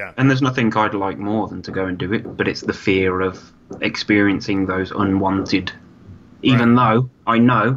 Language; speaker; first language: English; native; English